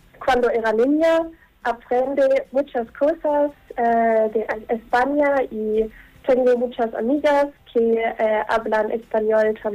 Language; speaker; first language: Spanish; non-native, learner; German